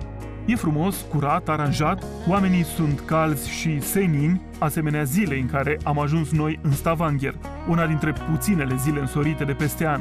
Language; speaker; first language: Romanian; native; Romanian